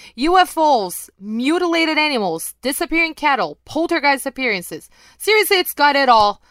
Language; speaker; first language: English; non-native, fluent; Portuguese